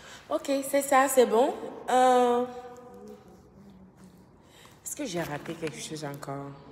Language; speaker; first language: French; non-native, fluent; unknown